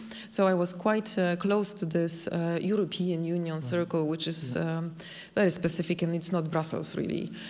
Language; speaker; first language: English; non-native, fluent; Polish